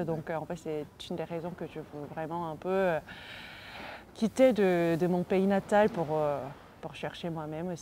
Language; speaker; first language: French; non-native, fluent; Korean